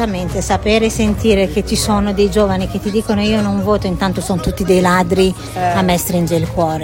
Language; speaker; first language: Italian; early bilingual, other home language; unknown